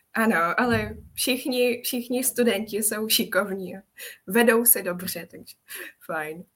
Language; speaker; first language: Czech; native; Czech